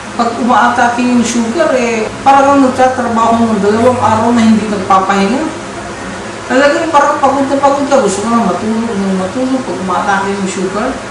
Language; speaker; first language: Filipino; non-native, local second language; Cebuano